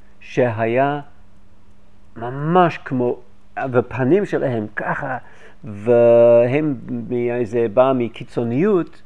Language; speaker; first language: Hebrew; non-native, fluent; English